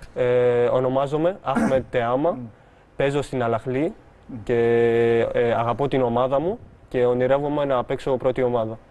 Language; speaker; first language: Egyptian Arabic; early bilingual, heritage; Arabic